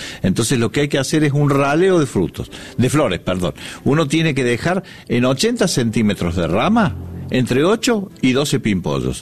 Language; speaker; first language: Spanish; native; Spanish